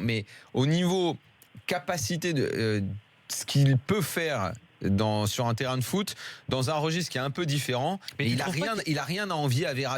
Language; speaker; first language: French; native; French